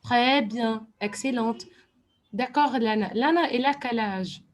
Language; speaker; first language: French; non-native, fluent; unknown